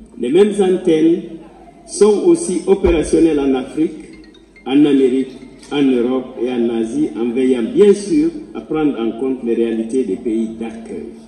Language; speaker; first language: French; non-native, local second language; Fula